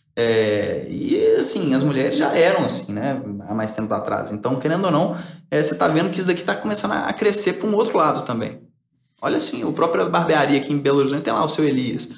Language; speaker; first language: Portuguese; early bilingual, other home language; Spanish